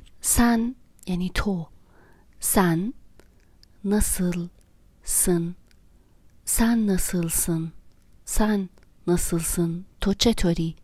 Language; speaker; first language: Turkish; non-native, fluent; Persian